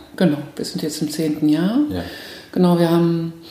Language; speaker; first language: German; native; German